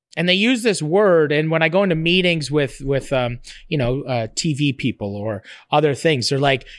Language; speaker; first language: English; native; English